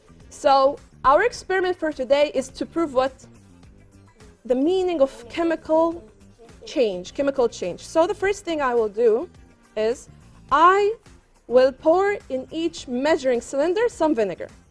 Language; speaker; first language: English; non-native, fluent; Arabic